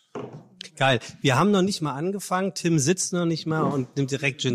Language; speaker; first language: German; native; German